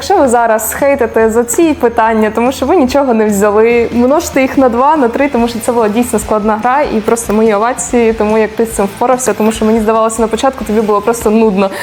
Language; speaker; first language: Ukrainian; native; Ukrainian